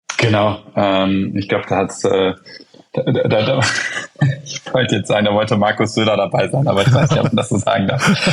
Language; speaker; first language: German; native; German